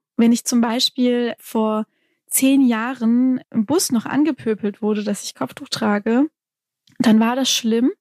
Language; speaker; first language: German; native; German